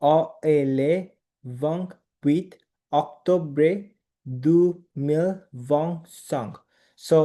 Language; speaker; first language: French; non-native, learner; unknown